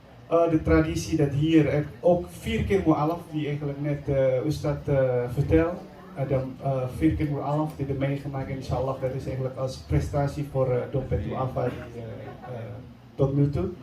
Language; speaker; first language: Dutch; non-native, fluent; Indonesian